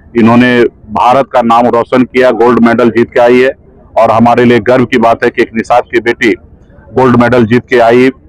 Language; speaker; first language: Hindi; native; Hindi